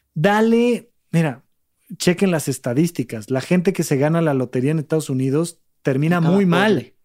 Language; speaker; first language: Spanish; native; Spanish